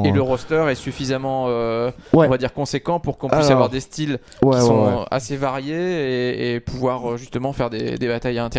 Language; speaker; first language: French; native; French